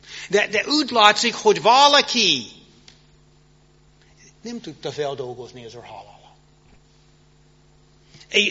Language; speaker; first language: Hungarian; non-native, fluent; English